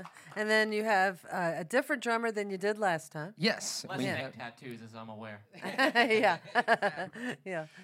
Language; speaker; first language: English; native; English